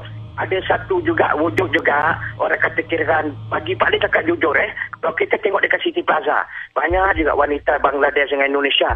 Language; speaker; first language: Malay; native; Malay